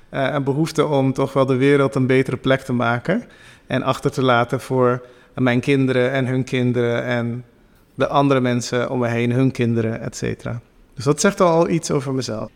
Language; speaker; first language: Dutch; non-native, local second language; Papiamento